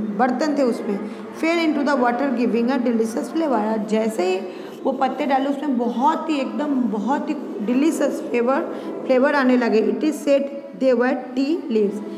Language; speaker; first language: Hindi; non-native, local second language; Gujarati